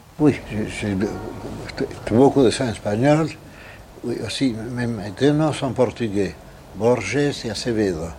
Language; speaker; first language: French; non-native, fluent; Spanish